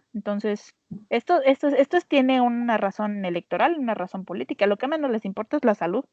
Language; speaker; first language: Spanish; native; Spanish